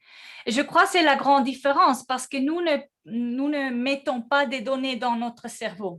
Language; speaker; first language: French; non-native, fluent; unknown